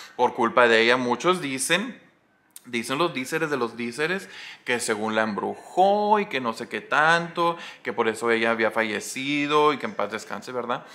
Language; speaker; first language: Spanish; early bilingual, heritage; Spanish